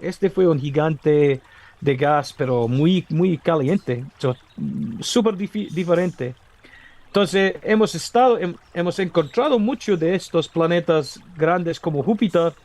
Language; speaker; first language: Spanish; non-native, learner; English